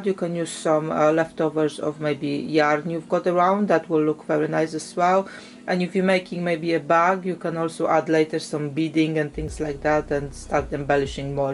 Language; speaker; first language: English; non-native, fluent; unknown